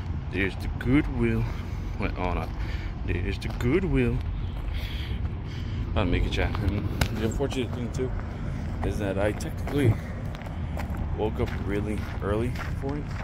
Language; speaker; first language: English; early bilingual, other home language; Spanish